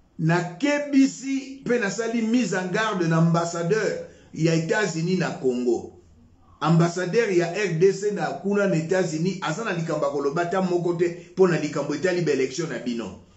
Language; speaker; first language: Lingala; non-native, local second language; Luba-Lulua